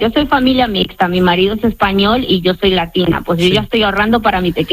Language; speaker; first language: Spanish; native; Spanish